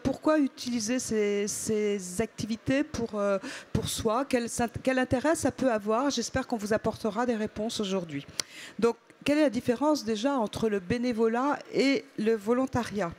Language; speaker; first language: French; native; French